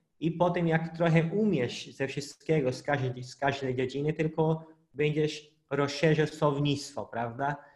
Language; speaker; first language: Polish; non-native, fluent; Portuguese